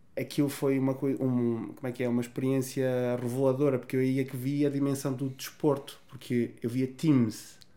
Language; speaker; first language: Portuguese; native; Portuguese